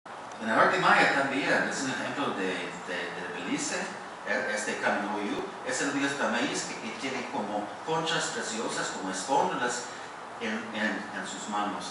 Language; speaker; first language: Spanish; non-native, fluent; English